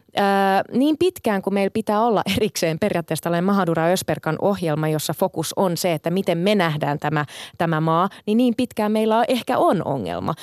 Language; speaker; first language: Finnish; early bilingual, other home language; Sinhala